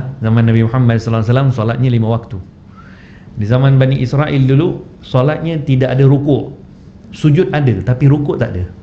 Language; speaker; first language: Malay; non-native, fluent; Malayalam